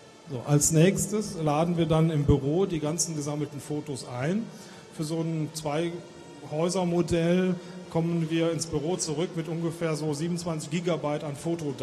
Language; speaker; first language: German; native; German